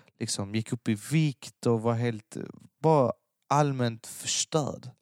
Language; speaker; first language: Swedish; early bilingual, other home language; Persian